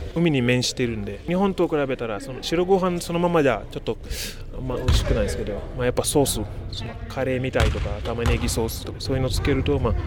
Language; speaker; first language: Japanese; non-native, fluent; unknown